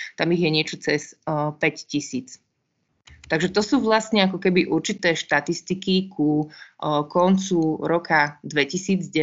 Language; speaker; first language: Slovak; native; Slovak